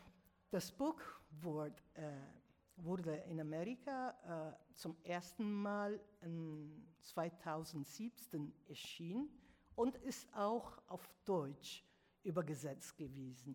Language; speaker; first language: German; non-native, fluent; Italian